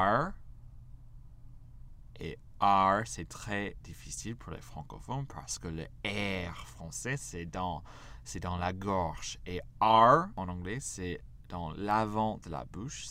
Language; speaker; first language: French; non-native, fluent; English